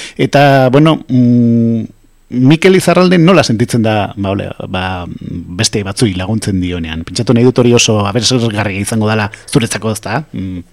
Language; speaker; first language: Basque; native; Basque